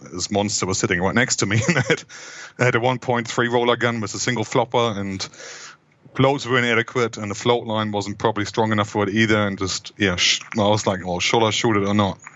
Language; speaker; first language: English; non-native, fluent; German